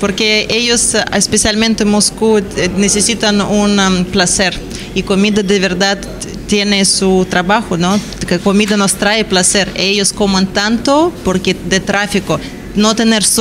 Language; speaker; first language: Spanish; non-native, learner; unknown